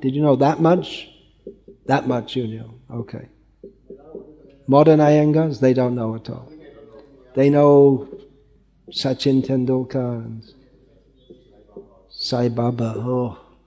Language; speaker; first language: English; native; English